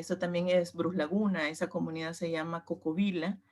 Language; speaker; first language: Spanish; native; Spanish